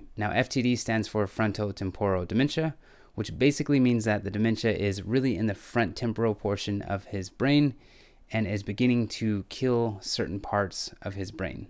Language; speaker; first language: English; native; English